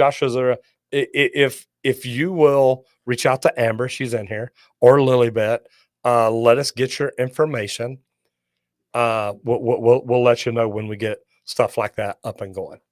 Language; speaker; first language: English; native; English